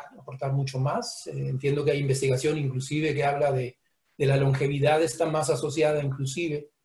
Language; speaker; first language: Spanish; native; Spanish